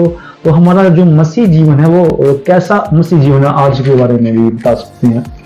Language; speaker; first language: Hindi; native; Hindi